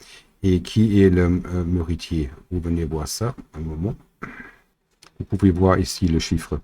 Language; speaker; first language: French; non-native, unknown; German